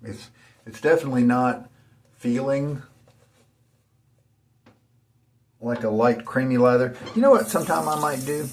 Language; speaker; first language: English; native; English